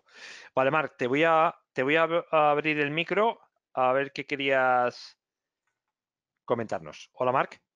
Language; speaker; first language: Spanish; native; Spanish